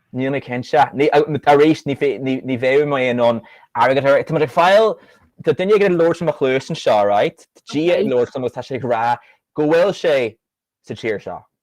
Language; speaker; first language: Irish; native; Irish